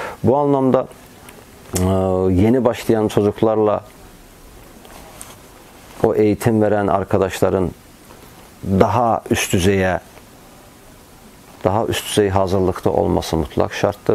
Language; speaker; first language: Turkish; non-native, fluent; Azerbaijani